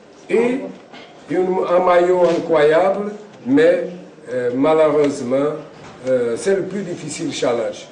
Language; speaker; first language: French; non-native, fluent; Portuguese